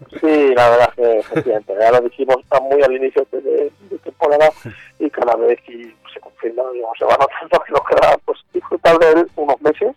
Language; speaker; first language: Spanish; native; Spanish